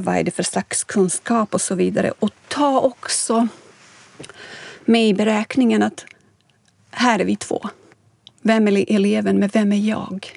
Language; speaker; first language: Swedish; non-native, fluent; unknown